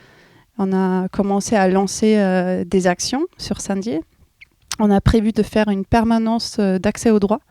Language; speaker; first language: French; non-native, fluent; German